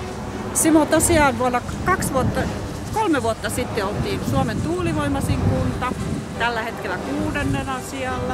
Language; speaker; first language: Finnish; native; Finnish